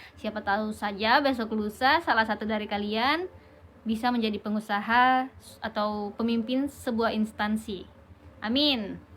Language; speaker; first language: Indonesian; native; Indonesian